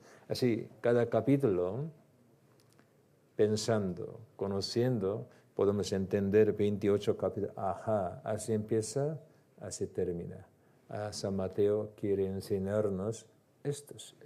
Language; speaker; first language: Spanish; non-native, learner; Korean